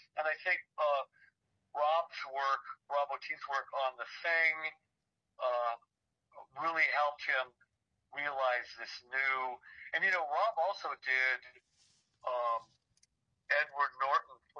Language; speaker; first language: English; native; English